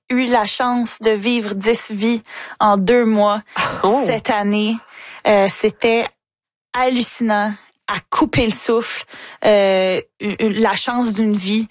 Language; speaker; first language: French; native; French